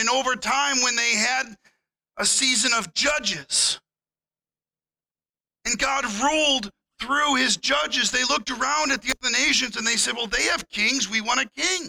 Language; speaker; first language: English; native; English